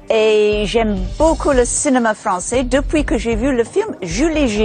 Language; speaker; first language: French; non-native, fluent; English